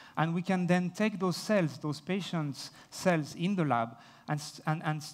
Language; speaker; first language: English; non-native, fluent; French